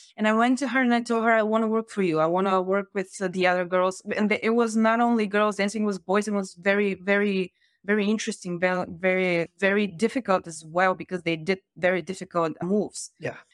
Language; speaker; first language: English; non-native, fluent; Bulgarian